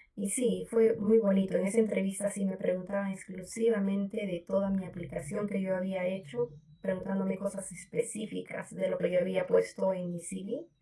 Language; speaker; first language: Spanish; native; Spanish